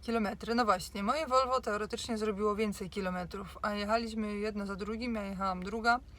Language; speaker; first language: Polish; native; Polish